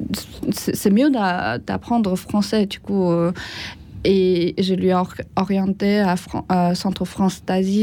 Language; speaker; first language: French; non-native, learner; Chinese